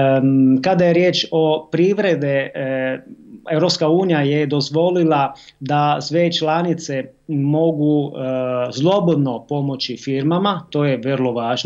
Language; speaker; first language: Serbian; non-native, fluent; Italian